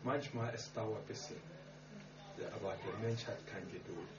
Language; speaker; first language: German; non-native, learner; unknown